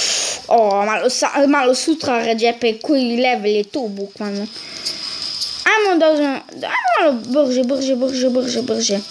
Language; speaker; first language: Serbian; early bilingual, heritage; Serbian